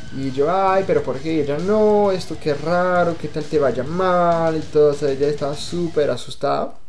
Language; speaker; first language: Spanish; non-native, fluent; French